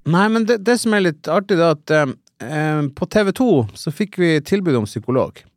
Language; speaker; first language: Norwegian; native; Norwegian